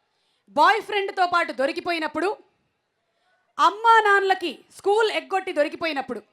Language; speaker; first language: Telugu; native; Telugu